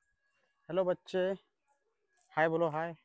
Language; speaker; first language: Hindi; native; Hindi